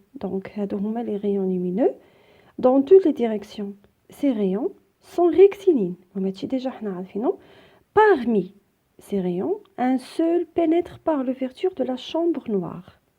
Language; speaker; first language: French; non-native, local second language; Arabic